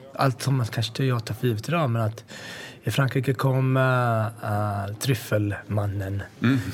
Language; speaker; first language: Swedish; native; Swedish